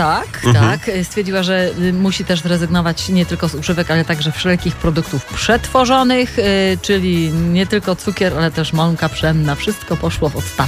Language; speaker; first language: Polish; native; Polish